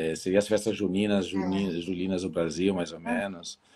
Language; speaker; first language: Portuguese; native; Portuguese